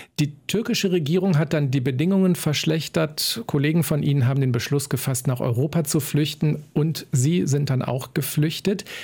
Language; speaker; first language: German; native; German